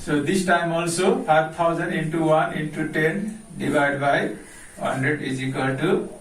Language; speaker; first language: English; non-native, local second language; Nepali